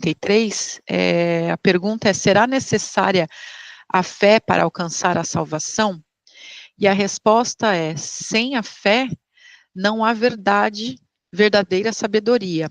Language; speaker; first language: Portuguese; native; Portuguese